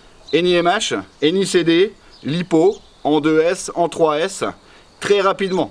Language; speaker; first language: French; native; French